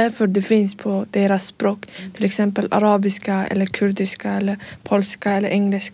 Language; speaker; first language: Swedish; early bilingual, other home language; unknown